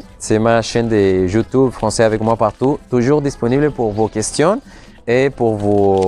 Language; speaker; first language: French; non-native, fluent; Spanish